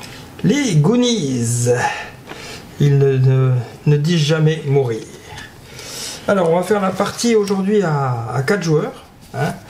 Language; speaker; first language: French; native; French